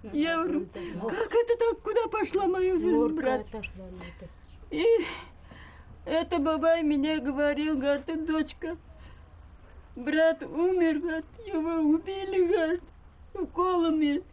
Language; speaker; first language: Russian; non-native, local second language; Crimean Tatar